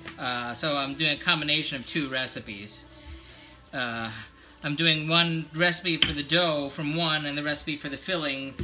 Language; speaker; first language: English; native; English